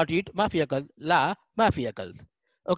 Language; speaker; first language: English; non-native, fluent; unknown